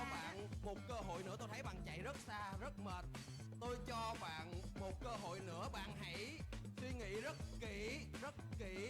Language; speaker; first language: Vietnamese; native; Vietnamese